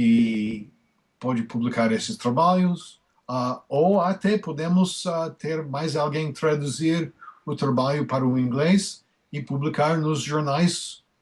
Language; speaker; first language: Portuguese; non-native, fluent; English